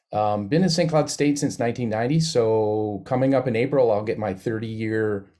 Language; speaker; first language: English; native; English